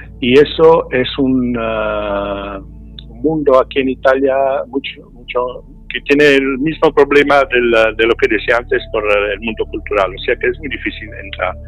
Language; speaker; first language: Spanish; non-native, fluent; Italian